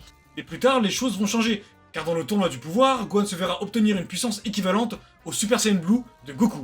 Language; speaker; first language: French; native; French